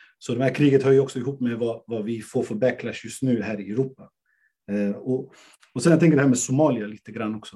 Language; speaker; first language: Swedish; native; Swedish